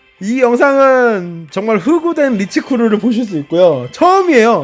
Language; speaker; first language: Korean; native; Korean